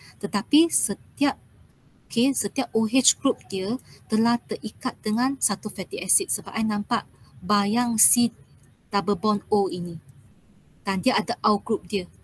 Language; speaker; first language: Malay; non-native, local second language; Chinese